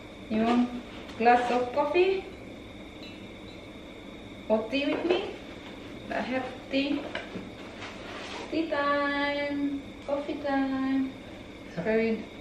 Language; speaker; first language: English; non-native, learner; Indonesian